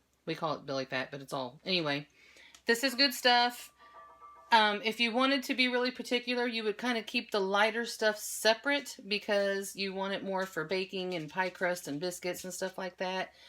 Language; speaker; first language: English; native; English